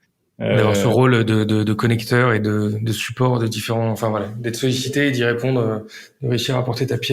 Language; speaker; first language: French; native; French